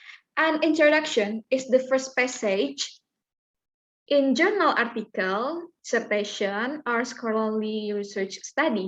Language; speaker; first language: English; non-native, learner; Indonesian